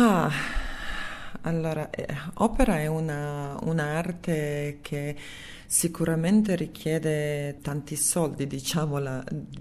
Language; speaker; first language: Italian; non-native, fluent; Serbian